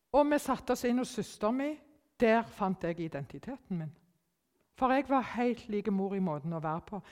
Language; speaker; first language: Norwegian; early bilingual, other home language; German